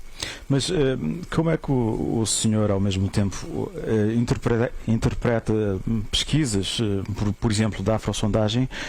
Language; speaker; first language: Portuguese; non-native, local second language; Kabuverdianu